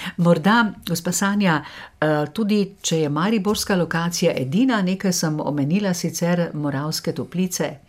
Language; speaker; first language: Slovenian; native; Slovenian